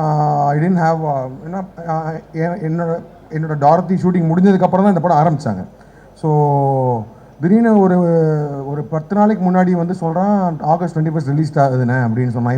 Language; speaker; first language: Tamil; native; Tamil